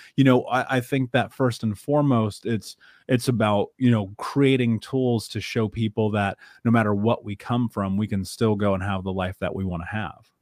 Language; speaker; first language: English; native; English